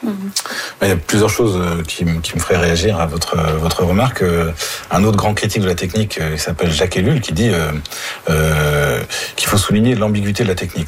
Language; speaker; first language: French; native; French